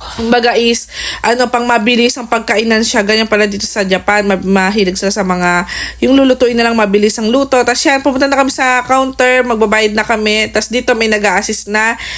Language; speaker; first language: Filipino; native; Filipino